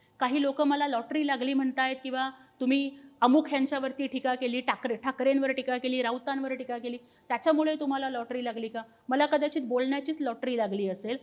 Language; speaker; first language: Marathi; non-native, local second language; Telugu